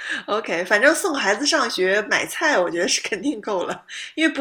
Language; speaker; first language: Chinese; native; Chinese